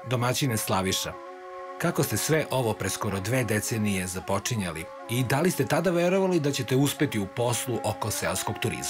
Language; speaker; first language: Serbian; native; Serbian